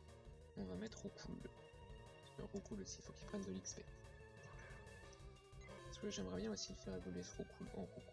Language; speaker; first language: French; native; French